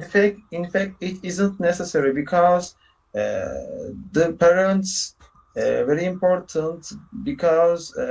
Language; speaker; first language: English; non-native, learner; Turkish